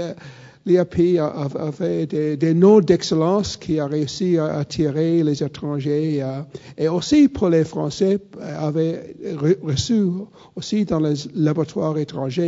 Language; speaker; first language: French; non-native, fluent; English